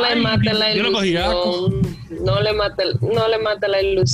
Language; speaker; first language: Spanish; native; Spanish